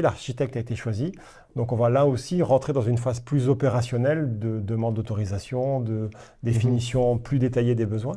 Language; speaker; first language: French; native; French